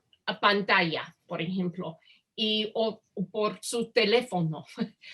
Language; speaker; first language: Spanish; non-native, fluent; English